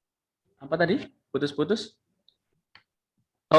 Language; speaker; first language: Indonesian; native; Indonesian